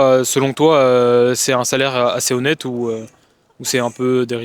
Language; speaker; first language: French; native; French